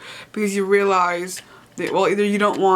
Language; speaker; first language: English; native; English